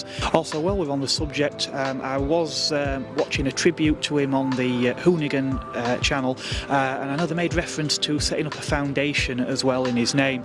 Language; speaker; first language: English; native; English